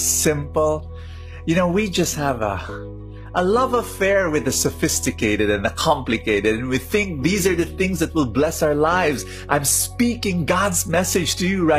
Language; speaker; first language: English; non-native, local second language; Filipino